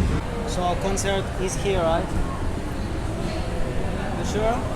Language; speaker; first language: English; non-native, learner; French